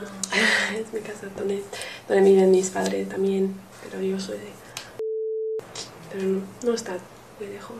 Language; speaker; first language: Spanish; non-native, learner; English